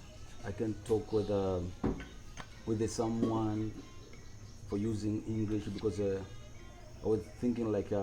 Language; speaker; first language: English; non-native, local second language; Swahili